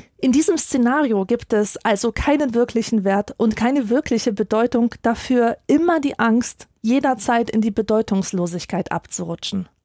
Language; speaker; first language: German; early bilingual, other home language; Polish